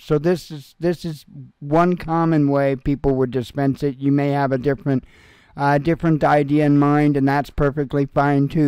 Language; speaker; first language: English; native; English